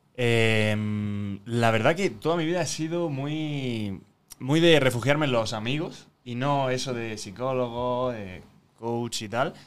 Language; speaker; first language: Spanish; native; Spanish